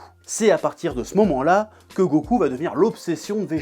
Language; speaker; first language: French; native; French